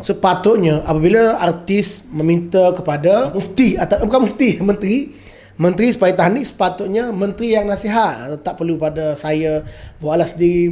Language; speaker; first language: Malay; native; Malay